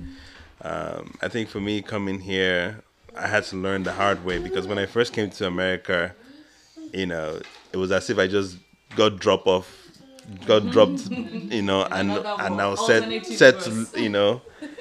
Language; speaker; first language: English; non-native, local second language; Igbo